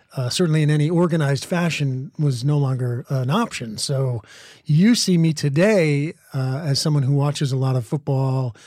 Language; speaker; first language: English; native; English